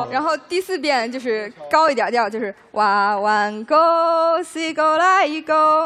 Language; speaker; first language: Chinese; native; Chinese